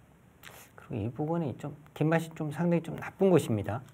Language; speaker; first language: Korean; native; Korean